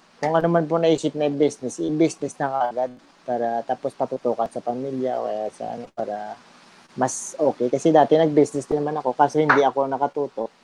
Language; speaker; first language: Filipino; native; Filipino